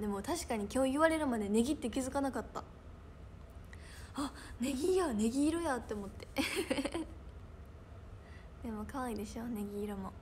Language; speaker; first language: Japanese; native; Japanese